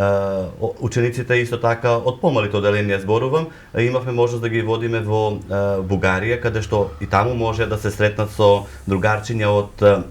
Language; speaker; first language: Macedonian; native; Macedonian